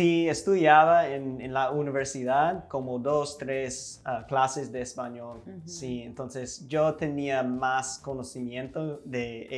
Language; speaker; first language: Spanish; non-native, fluent; English